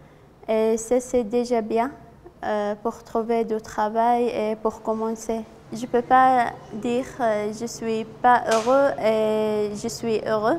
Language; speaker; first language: French; non-native, learner; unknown